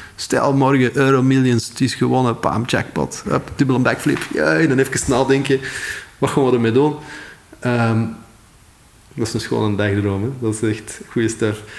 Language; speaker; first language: Dutch; native; Dutch